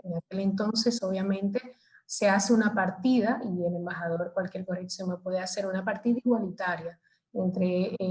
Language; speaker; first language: Spanish; native; Spanish